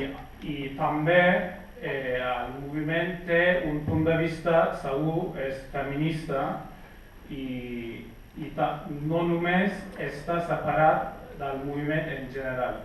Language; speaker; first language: Catalan; non-native, fluent; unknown